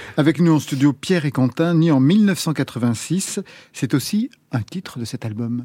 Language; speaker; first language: French; native; French